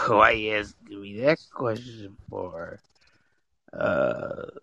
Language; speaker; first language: English; native; English